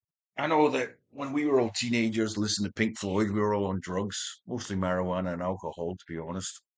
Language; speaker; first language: English; native; English